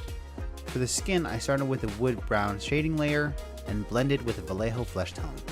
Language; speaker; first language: English; native; English